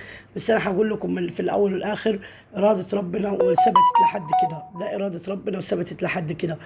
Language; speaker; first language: Arabic; native; Arabic